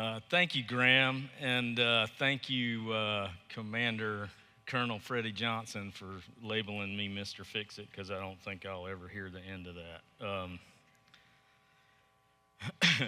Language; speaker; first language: English; native; English